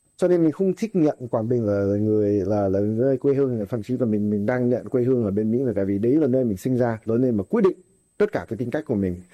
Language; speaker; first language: Vietnamese; non-native, fluent; English